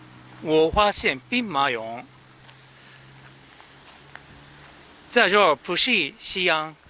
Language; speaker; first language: Chinese; non-native, learner; Japanese